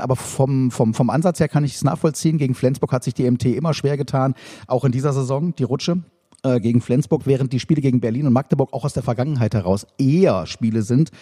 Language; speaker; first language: German; native; German